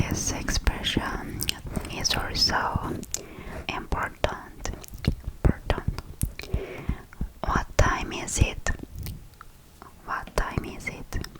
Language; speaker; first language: English; non-native, learner; Korean